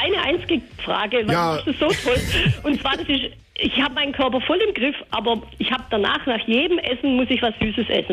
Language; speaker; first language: German; native; German